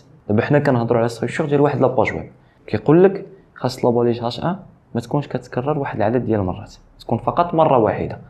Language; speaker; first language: Arabic; native; Arabic